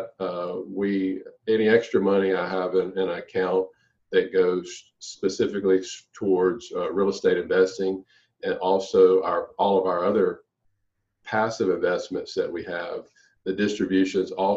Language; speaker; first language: English; native; English